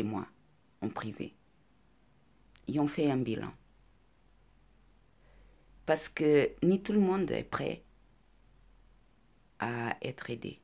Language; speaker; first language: French; non-native, fluent; Portuguese